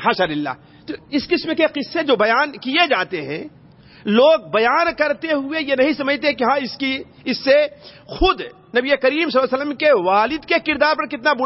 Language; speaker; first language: Urdu; native; Urdu